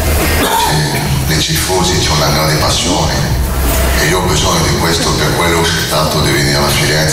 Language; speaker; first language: Italian; non-native, learner; French